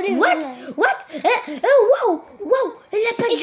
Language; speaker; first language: French; native; French